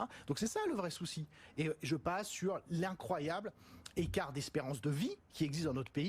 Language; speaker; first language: French; native; French